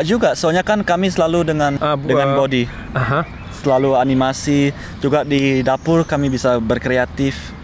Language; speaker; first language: Indonesian; early bilingual, heritage; Indonesian